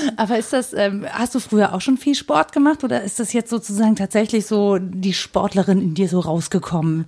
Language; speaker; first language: German; native; German